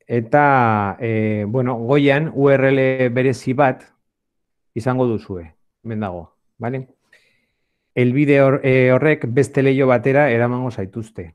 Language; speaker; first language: Basque; non-native, local second language; Spanish